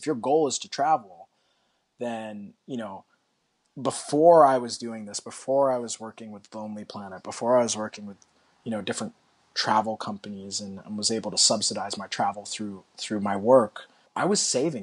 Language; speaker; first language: English; native; English